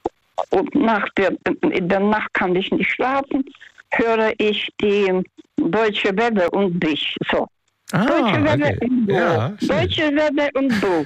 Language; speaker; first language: German; early bilingual, heritage; Russian